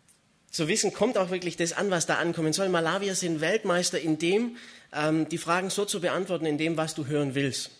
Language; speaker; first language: German; native; German